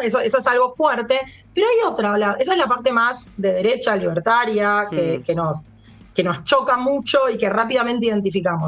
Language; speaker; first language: Spanish; native; Spanish